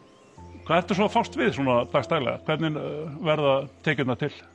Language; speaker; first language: Icelandic; native; Icelandic